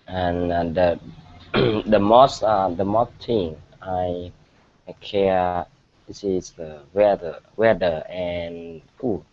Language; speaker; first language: English; non-native, learner; Vietnamese